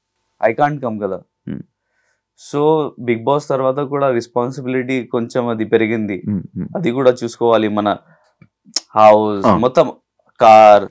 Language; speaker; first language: Telugu; non-native, learner; Hindi